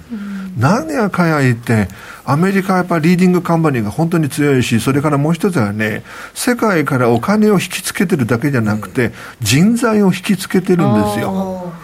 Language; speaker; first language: Japanese; non-native, fluent; Chinese